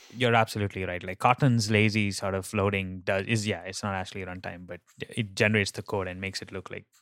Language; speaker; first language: English; non-native, local second language; Tamil